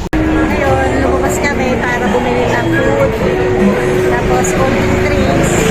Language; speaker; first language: Filipino; native; Filipino